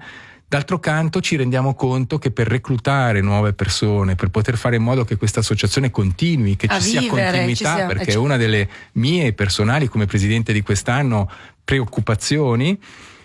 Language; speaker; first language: Italian; native; Italian